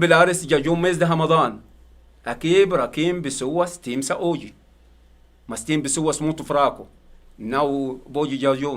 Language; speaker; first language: Portuguese; non-native, learner; Arabic